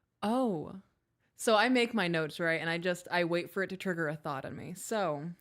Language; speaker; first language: English; native; English